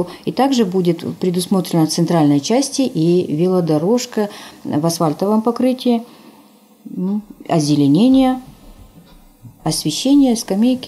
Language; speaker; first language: Russian; native; Russian